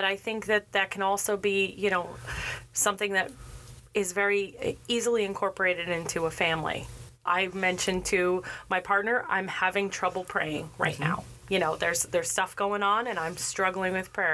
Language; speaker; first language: English; native; English